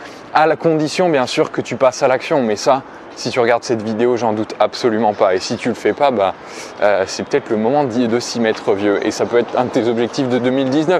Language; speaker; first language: French; native; French